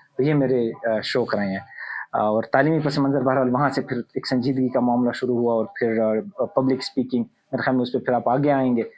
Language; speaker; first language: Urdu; non-native, local second language; Pashto